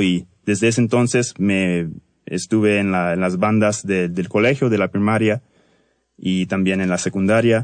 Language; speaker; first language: Spanish; early bilingual, heritage; Spanish